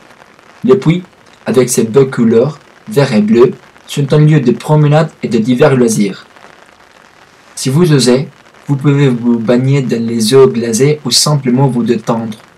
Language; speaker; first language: French; non-native, learner; Spanish